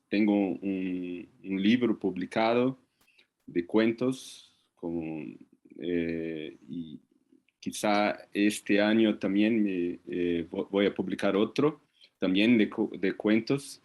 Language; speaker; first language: Spanish; non-native, fluent; Portuguese